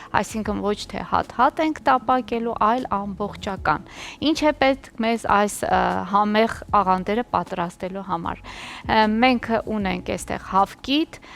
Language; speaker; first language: Armenian; native; Armenian